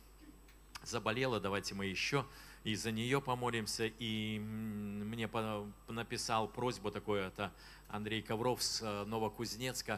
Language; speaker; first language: Russian; native; Russian